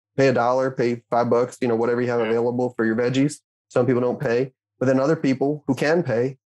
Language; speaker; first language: English; native; English